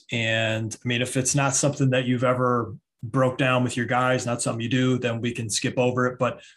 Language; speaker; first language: English; native; English